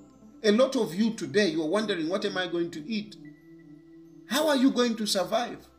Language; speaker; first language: English; non-native, local second language; Bemba